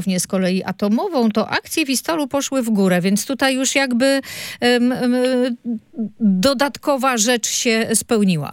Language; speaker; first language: Polish; native; Polish